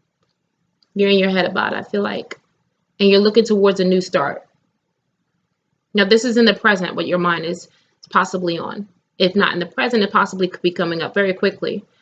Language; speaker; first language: English; native; English